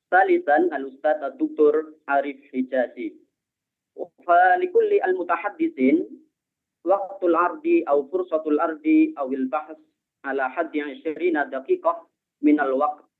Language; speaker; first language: Arabic; non-native, fluent; Indonesian